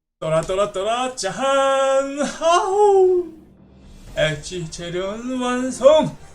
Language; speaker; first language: Korean; native; Korean